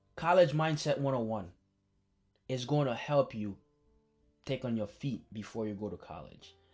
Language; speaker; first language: English; early bilingual, other home language; Haitian Creole